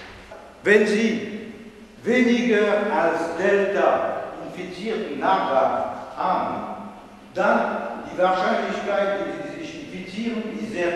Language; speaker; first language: German; non-native, fluent; French